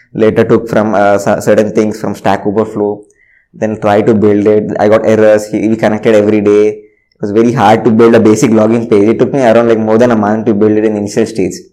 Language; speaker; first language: English; non-native, local second language; Telugu